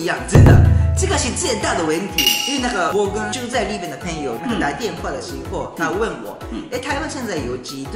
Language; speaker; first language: Chinese; non-native, fluent; Japanese